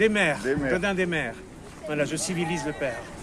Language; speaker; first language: French; native; French